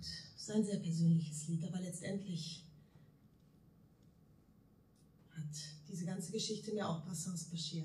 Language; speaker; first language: German; native; German